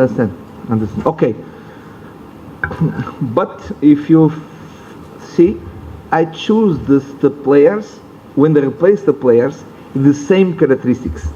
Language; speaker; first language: English; non-native, learner; Portuguese